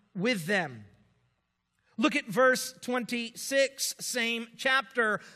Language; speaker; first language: English; native; English